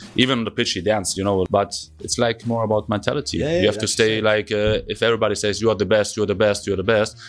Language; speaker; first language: English; non-native, fluent; German